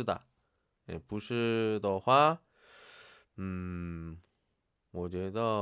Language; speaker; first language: Chinese; non-native, learner; Korean